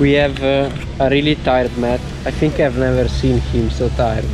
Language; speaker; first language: English; non-native, fluent; Italian